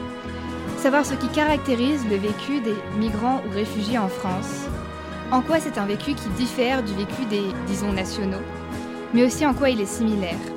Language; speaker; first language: French; native; French